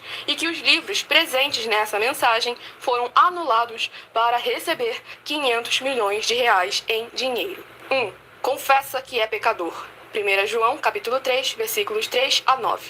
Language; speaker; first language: Portuguese; native; Portuguese